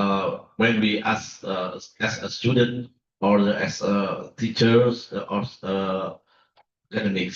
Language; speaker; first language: English; non-native, learner; Indonesian